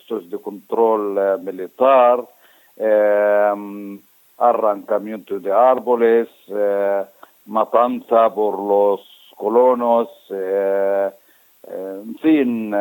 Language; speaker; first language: Spanish; non-native, fluent; Arabic